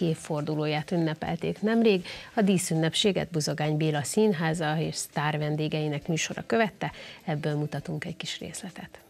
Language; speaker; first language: Hungarian; native; Hungarian